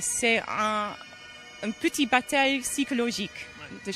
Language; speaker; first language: French; non-native, learner; English